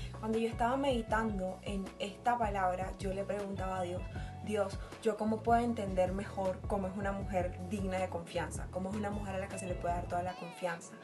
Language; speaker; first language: Spanish; native; Spanish